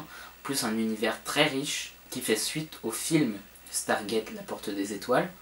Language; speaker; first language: French; native; French